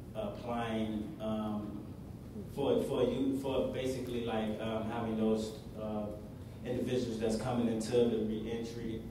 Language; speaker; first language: English; native; English